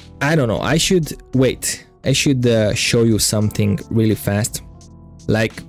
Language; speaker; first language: English; non-native, fluent; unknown